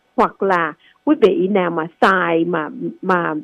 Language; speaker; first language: Vietnamese; native; Vietnamese